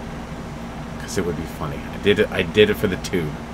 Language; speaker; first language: English; native; English